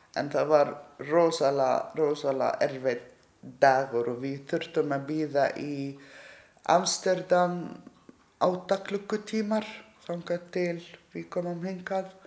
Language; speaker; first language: Icelandic; non-native, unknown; Arabic